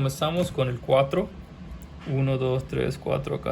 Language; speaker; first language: Spanish; early bilingual, heritage; Spanish